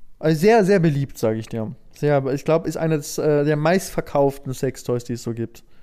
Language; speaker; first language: German; native; German